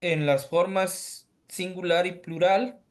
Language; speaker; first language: Spanish; native; Spanish